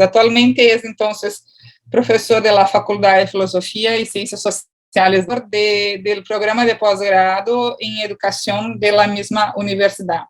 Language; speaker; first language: Spanish; non-native, learner; Portuguese